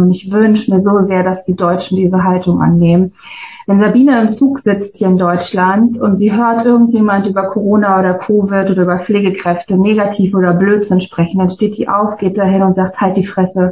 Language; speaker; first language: German; native; German